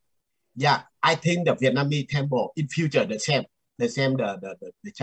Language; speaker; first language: English; non-native, learner; Vietnamese